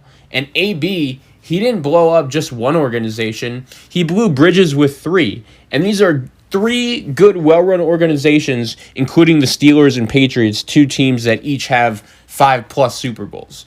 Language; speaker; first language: English; native; English